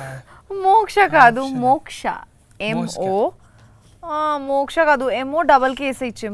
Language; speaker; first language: Telugu; non-native, learner; Bangla